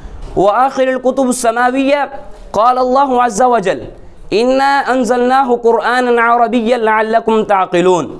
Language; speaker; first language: Arabic; non-native, learner; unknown